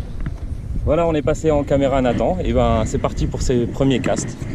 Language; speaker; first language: French; native; French